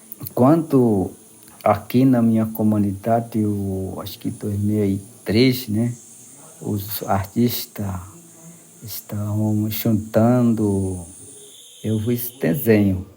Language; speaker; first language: Portuguese; non-native, local second language; Yanomámi